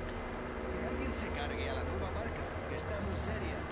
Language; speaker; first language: Spanish; native; Spanish